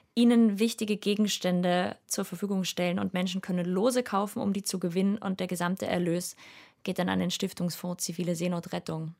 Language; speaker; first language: German; native; German